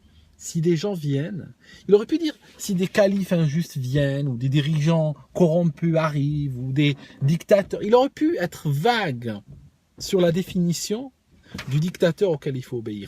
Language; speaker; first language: French; native; French